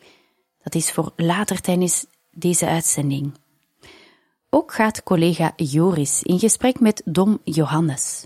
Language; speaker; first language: Dutch; native; Dutch